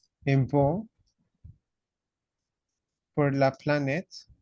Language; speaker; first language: French; non-native, fluent; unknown